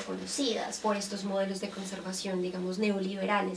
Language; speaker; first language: Spanish; native; Spanish